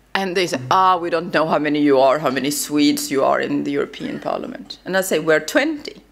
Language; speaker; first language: English; non-native, fluent; Swedish